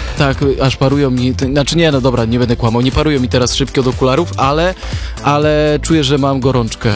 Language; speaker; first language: Polish; native; Polish